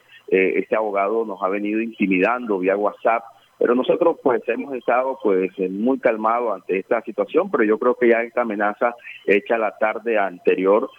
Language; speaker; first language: Spanish; native; Spanish